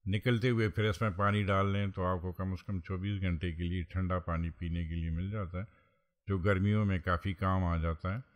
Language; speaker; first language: Urdu; non-native, local second language; Pashto